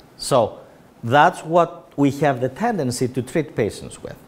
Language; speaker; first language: English; non-native, fluent; Greek